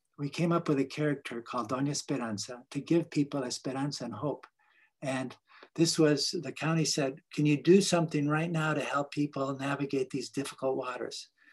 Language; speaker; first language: English; early bilingual, other home language; Spanish